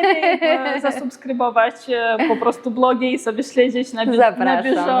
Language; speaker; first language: Polish; native; Polish